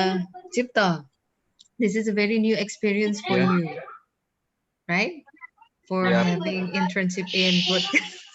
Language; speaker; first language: English; non-native, fluent; Indonesian